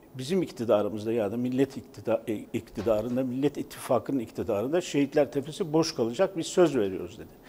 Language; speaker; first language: Turkish; native; Turkish